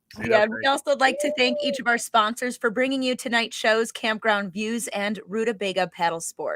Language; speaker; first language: English; native; English